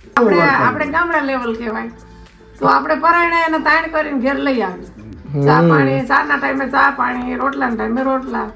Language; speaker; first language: Gujarati; native; Gujarati